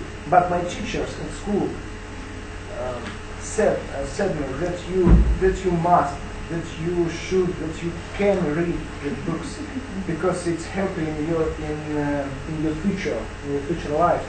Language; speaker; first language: English; non-native, learner; Russian